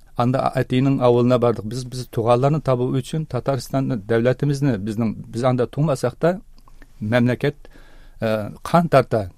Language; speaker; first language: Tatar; early bilingual, heritage; Tatar